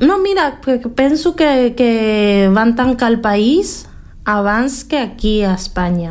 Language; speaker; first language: Catalan; non-native, fluent; Spanish